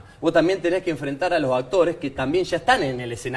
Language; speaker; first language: Spanish; native; Spanish